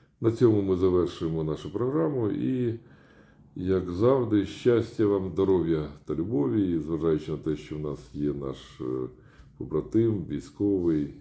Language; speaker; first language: Ukrainian; native; Ukrainian